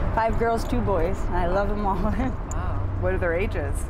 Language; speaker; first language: English; native; English